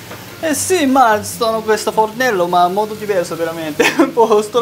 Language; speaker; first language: Italian; non-native, learner; Japanese